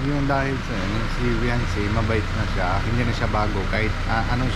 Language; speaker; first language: Filipino; non-native, learner; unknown